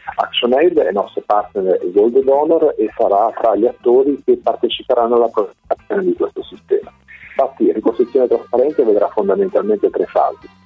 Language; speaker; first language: Italian; native; Italian